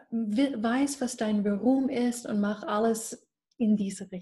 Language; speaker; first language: German; non-native, fluent; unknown